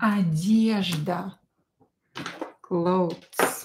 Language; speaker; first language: English; non-native, fluent; Russian